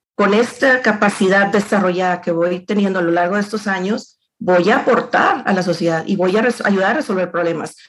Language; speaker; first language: Spanish; native; Spanish